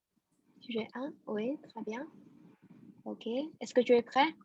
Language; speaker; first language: French; non-native, fluent; Chinese